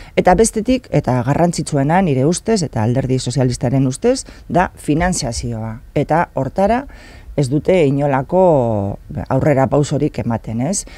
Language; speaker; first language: Basque; non-native, local second language; Spanish